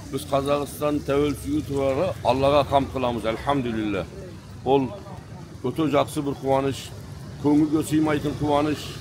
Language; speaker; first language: Kazakh; early bilingual, heritage; Kazakh